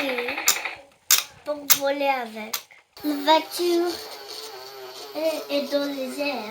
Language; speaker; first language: French; early bilingual, heritage; English